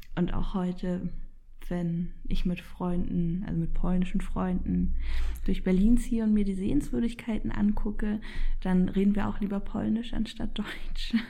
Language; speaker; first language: German; early bilingual, other home language; Polish